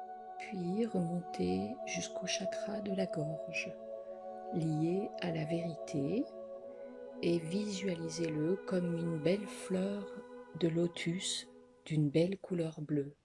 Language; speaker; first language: French; native; French